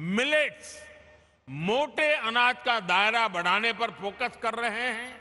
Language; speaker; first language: Hindi; non-native, local second language; Gujarati